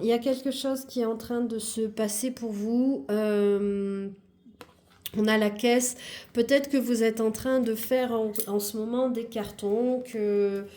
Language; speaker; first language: French; native; French